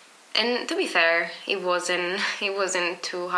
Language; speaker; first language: English; non-native, fluent; Italian